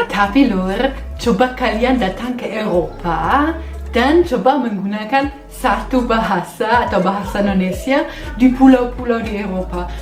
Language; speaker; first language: Indonesian; non-native, fluent; German